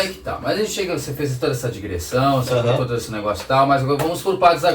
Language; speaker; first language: Portuguese; native; Portuguese